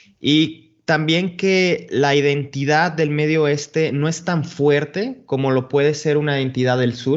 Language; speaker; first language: Spanish; non-native, fluent; English